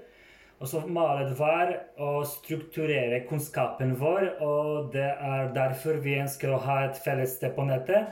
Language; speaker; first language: Swedish; non-native, fluent; Polish